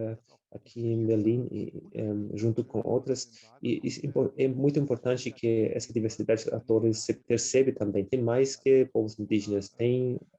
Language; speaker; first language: Portuguese; non-native, fluent; German